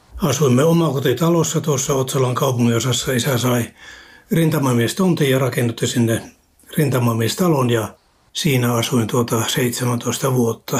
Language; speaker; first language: Finnish; native; Finnish